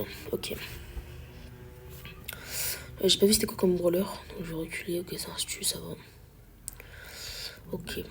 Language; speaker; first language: French; native; French